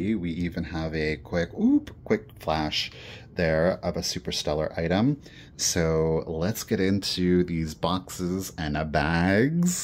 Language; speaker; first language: English; native; English